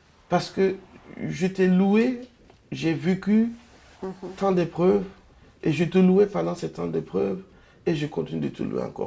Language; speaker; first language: French; non-native, local second language; Lingala